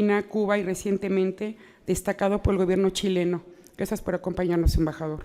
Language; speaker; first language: Spanish; native; Spanish